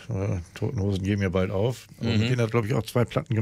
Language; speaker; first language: German; native; German